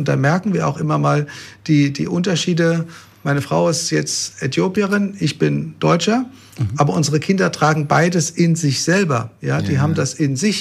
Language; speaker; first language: German; native; German